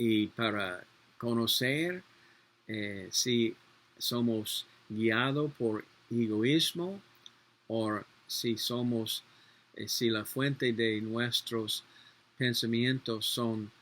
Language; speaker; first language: Spanish; non-native, learner; English